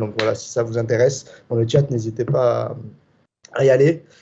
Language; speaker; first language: French; native; French